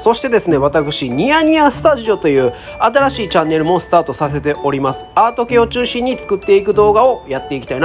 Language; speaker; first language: Japanese; native; Japanese